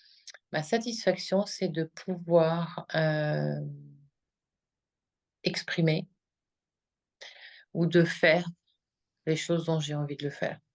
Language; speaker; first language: French; native; French